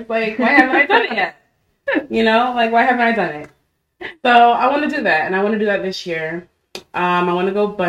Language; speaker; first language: English; native; English